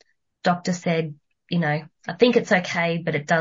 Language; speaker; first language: English; native; English